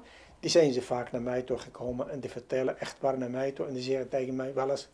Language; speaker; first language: Dutch; non-native, learner; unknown